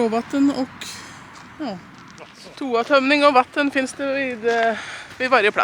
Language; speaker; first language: Swedish; native; Swedish